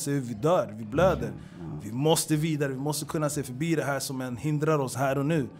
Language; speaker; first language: Swedish; early bilingual, other home language; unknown